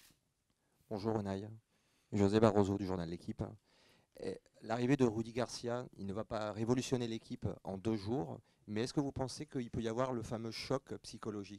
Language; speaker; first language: French; native; French